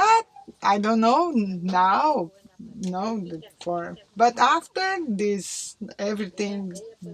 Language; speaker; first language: English; non-native, learner; Portuguese